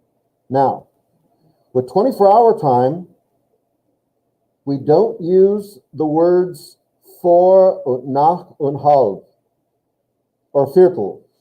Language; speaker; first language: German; non-native, fluent; English